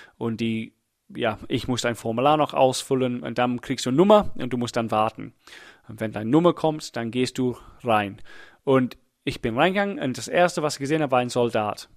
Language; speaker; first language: German; non-native, fluent; English